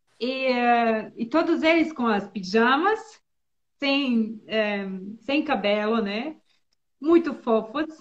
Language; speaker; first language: Portuguese; non-native, learner; Bosnian